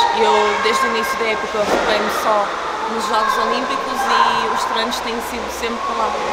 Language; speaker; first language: Portuguese; early bilingual, other home language; Ukrainian